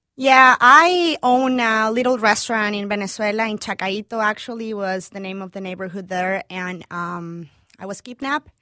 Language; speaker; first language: English; non-native, fluent; Spanish